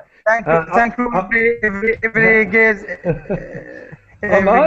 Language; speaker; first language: English; non-native, learner; Arabic